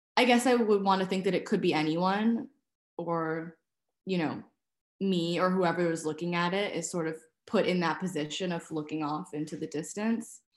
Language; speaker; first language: English; native; English